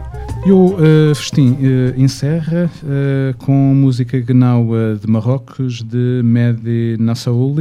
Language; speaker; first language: Portuguese; native; Portuguese